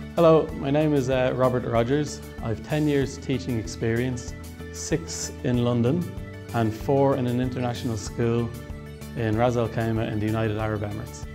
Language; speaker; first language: English; native; English